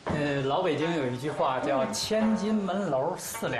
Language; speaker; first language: Chinese; native; Chinese